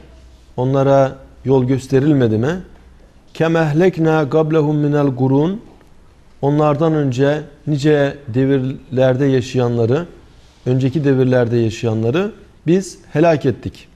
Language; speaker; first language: Turkish; native; Turkish